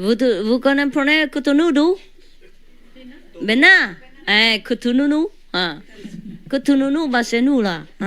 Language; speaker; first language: French; non-native, learner; Vietnamese